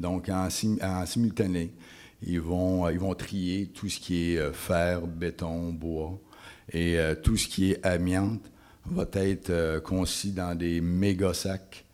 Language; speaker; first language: French; native; French